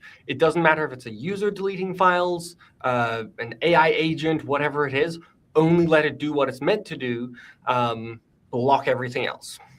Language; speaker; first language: English; native; English